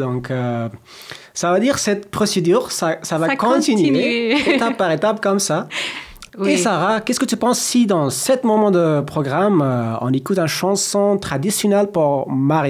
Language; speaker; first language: French; non-native, learner; Persian